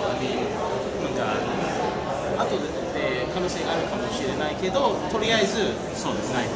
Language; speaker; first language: Japanese; non-native, fluent; English